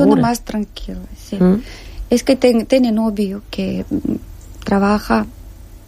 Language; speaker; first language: Spanish; non-native, learner; Ukrainian